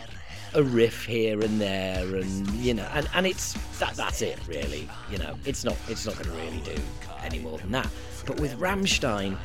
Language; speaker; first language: English; native; English